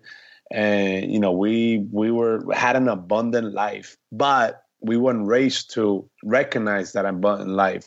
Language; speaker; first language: English; early bilingual, other home language; Spanish